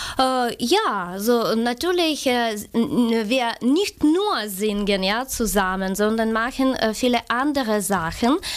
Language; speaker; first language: German; non-native, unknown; Ukrainian